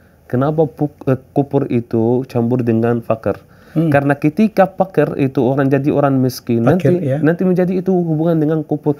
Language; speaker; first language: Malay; non-native, fluent; Arabic